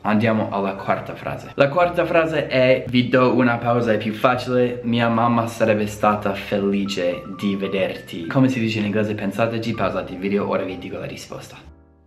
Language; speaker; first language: Italian; non-native, fluent; English